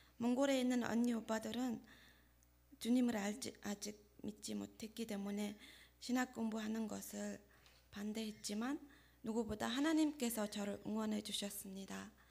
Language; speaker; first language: Korean; non-native, fluent; Mongolian